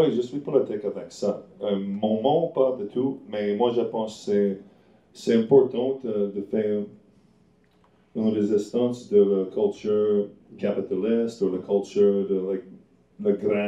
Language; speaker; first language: French; non-native, learner; English